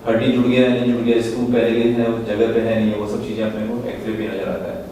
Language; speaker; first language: Hindi; non-native, local second language; Marathi